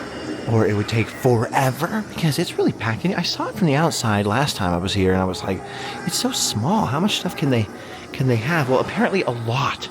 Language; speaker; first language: English; native; English